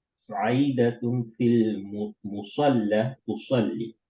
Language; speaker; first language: Arabic; non-native, learner; English